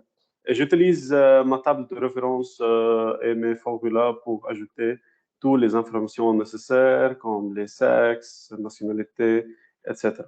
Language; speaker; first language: French; non-native, fluent; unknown